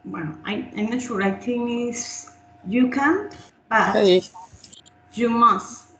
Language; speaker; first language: English; non-native, learner; Spanish